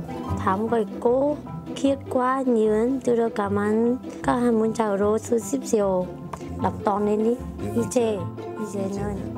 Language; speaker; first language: Korean; non-native, fluent; Vietnamese